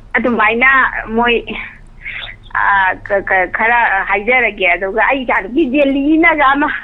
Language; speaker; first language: Manipuri; native; Manipuri